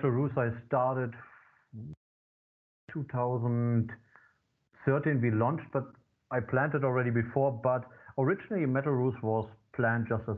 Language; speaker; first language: English; non-native, fluent; German